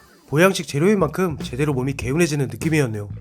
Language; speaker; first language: Korean; native; Korean